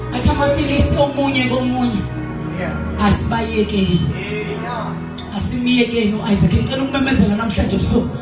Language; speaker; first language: Zulu; native; Zulu